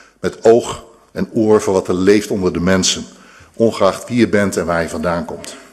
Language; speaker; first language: Dutch; native; Dutch